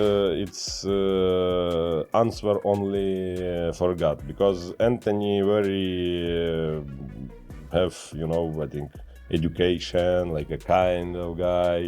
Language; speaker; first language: English; non-native, learner; Ukrainian